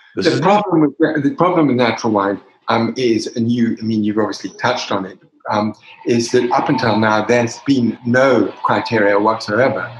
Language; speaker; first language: English; native; English